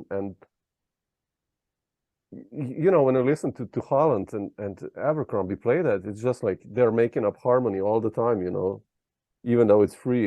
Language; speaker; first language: English; non-native, fluent; Slovenian